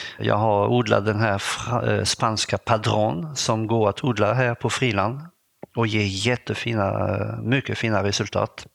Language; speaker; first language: Swedish; non-native, fluent; French